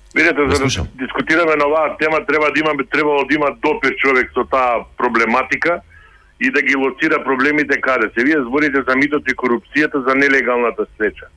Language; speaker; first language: Macedonian; native; Macedonian